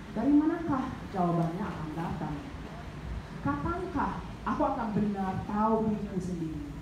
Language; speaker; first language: Indonesian; non-native, fluent; English